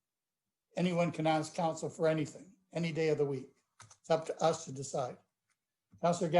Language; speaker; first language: English; native; English